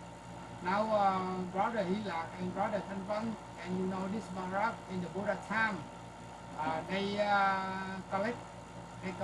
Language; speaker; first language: English; non-native, learner; Vietnamese